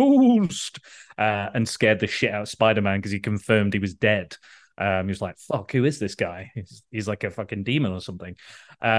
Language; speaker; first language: English; native; English